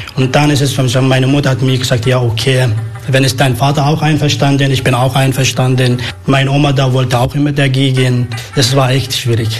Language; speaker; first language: German; non-native, learner; Arabic